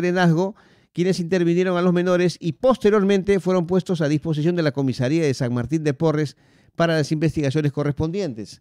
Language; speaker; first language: Spanish; native; Spanish